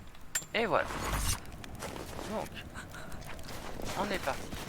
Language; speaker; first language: French; native; French